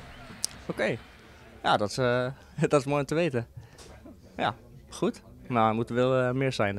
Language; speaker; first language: Dutch; non-native, fluent; Danish